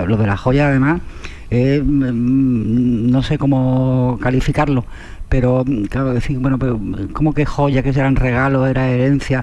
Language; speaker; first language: Spanish; native; Spanish